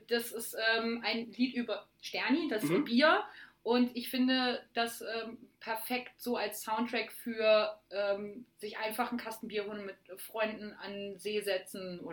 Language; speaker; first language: German; native; German